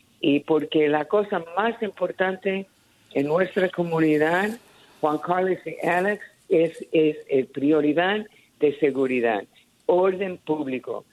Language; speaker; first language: Spanish; early bilingual, heritage; Spanish